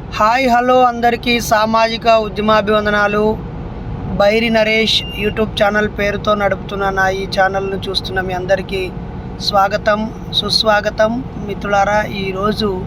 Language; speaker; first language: Telugu; native; Telugu